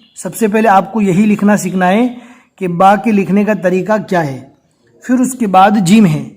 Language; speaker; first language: Hindi; native; Hindi